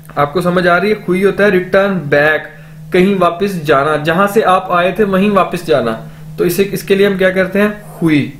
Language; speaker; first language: Urdu; non-native, local second language; Punjabi